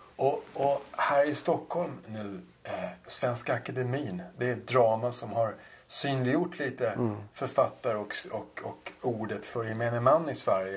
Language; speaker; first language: Swedish; native; Swedish